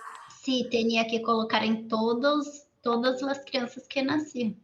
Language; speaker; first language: Spanish; non-native, fluent; Portuguese